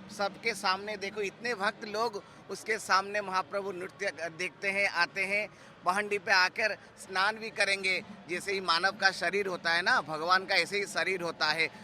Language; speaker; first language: Hindi; non-native, local second language; Odia